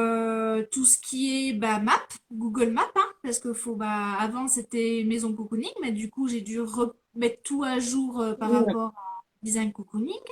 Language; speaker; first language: French; native; French